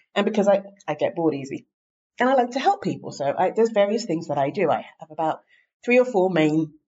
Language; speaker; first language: English; native; English